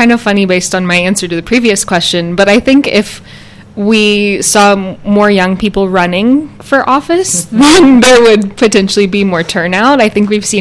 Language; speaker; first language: English; native; English